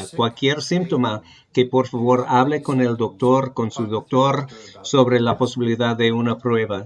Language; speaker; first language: Spanish; non-native, fluent; English